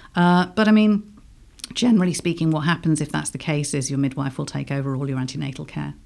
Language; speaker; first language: English; native; English